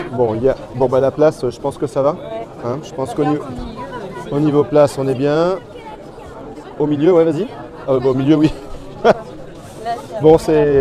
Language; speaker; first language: French; native; French